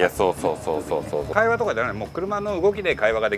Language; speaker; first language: Japanese; native; Japanese